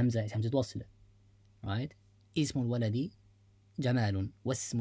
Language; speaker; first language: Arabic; non-native, fluent; English